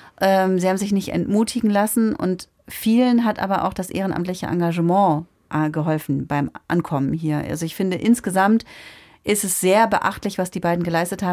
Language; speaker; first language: German; native; German